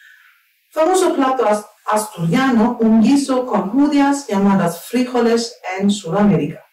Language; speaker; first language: Spanish; non-native, fluent; Turkish